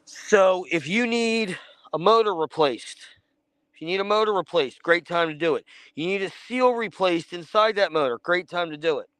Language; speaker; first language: English; native; English